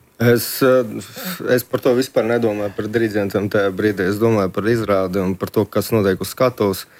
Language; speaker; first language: Latvian; early bilingual, other home language; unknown